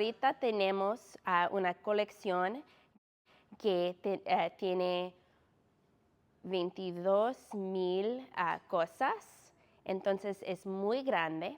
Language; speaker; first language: Spanish; non-native, fluent; English